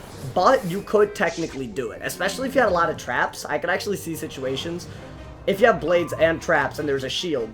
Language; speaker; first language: English; native; English